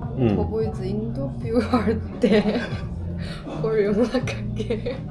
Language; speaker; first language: Korean; non-native, learner; Chinese